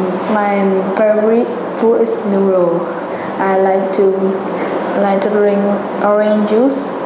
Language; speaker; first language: English; non-native, learner; Vietnamese